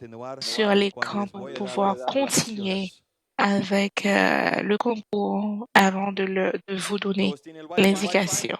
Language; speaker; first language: French; non-native, fluent; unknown